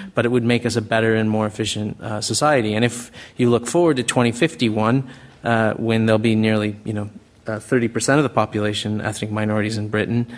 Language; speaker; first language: English; native; English